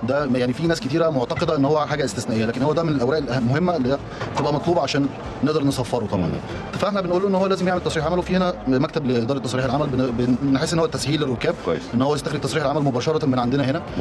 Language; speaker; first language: Arabic; native; Arabic